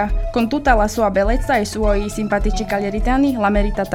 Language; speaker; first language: Italian; non-native, learner; Slovak